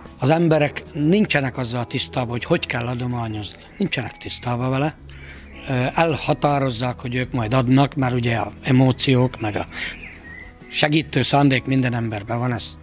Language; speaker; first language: Hungarian; native; Hungarian